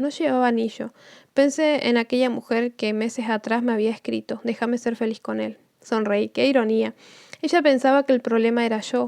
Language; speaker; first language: Spanish; native; Spanish